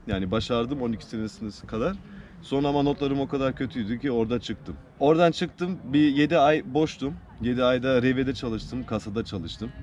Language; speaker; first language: Turkish; early bilingual, heritage; Turkish